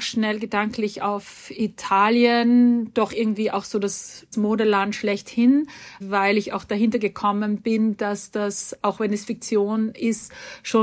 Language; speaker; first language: German; native; German